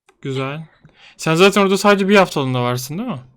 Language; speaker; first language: Turkish; native; Turkish